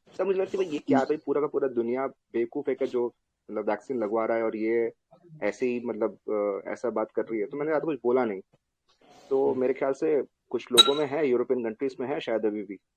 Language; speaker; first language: Hindi; non-native, local second language; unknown